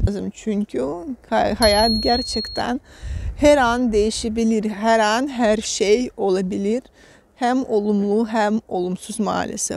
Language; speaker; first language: Turkish; non-native, fluent; Russian